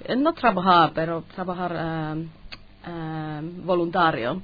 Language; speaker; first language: Spanish; non-native, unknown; Finnish